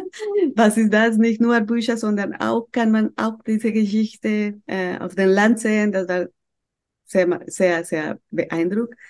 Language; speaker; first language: German; non-native, fluent; Spanish